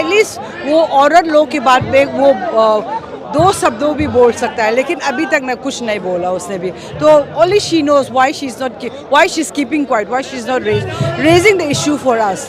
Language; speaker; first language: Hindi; non-native, local second language; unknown